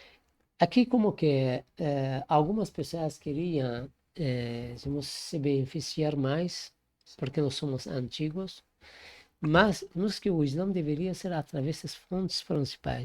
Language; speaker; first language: Portuguese; non-native, learner; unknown